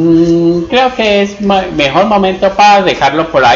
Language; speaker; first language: Spanish; native; Spanish